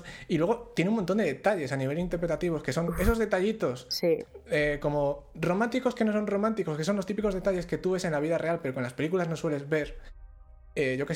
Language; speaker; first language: Spanish; native; Spanish